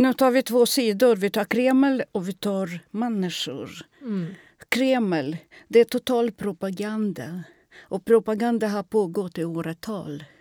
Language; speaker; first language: Swedish; non-native, fluent; Russian